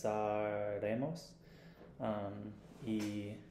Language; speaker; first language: Spanish; non-native, learner; English